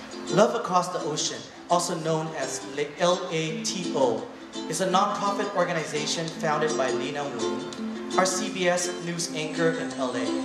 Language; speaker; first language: English; early bilingual, other home language; Vietnamese